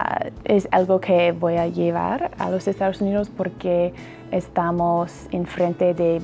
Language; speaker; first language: Spanish; non-native, fluent; English